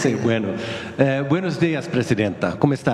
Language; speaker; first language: Spanish; non-native, learner; Swedish